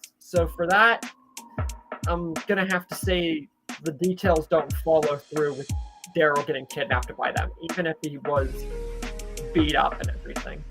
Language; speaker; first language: English; native; English